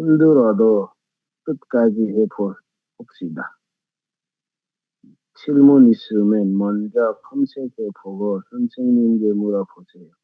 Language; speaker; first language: Korean; non-native, learner; Nepali